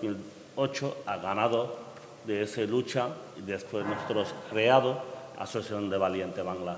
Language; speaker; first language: Spanish; non-native, learner; Bangla